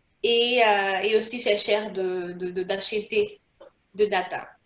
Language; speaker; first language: French; non-native, local second language; Portuguese